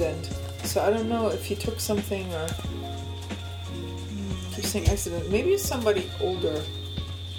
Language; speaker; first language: English; non-native, fluent; German